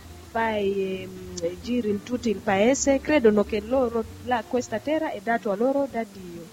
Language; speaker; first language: Italian; non-native, learner; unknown